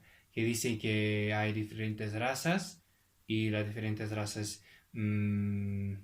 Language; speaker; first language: Spanish; non-native, fluent; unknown